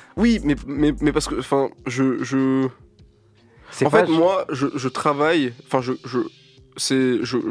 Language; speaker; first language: French; native; French